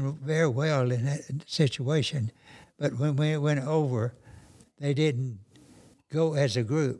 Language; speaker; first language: English; native; English